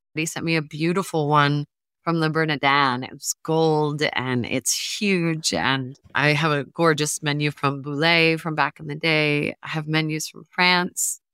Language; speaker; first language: English; native; English